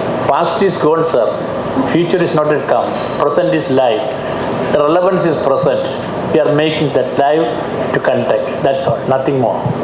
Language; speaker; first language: English; non-native, local second language; Malayalam